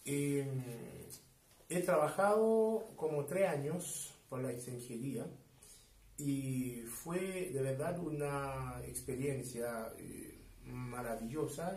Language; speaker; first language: Spanish; non-native, fluent; Haitian Creole